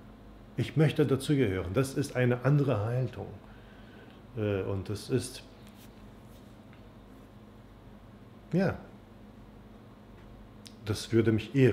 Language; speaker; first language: German; non-native, fluent; Turkish